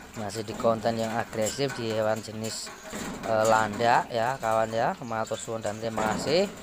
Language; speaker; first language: Indonesian; non-native, local second language; Javanese